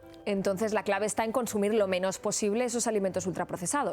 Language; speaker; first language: Spanish; native; Spanish